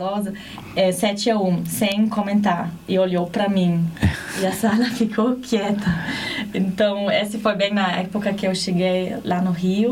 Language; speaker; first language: Portuguese; non-native, fluent; German